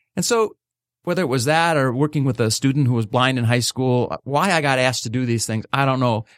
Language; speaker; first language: English; native; English